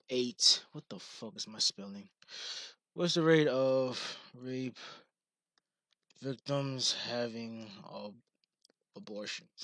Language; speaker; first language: English; native; English